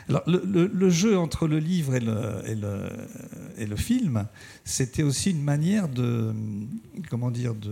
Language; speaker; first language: French; native; French